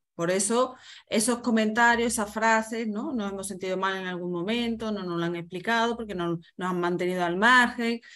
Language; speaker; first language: Spanish; native; Spanish